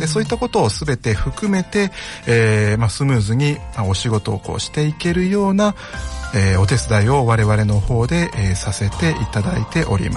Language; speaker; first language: Japanese; native; Japanese